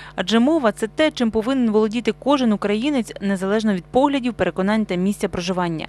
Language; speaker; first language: Ukrainian; native; Ukrainian